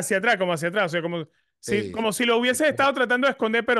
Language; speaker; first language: Spanish; native; Spanish